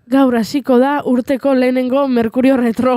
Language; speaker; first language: Basque; native; Basque